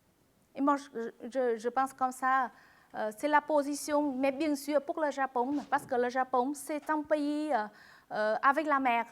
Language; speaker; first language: French; non-native, fluent; Vietnamese